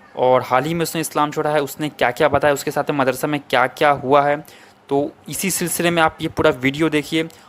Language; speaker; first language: Hindi; native; Hindi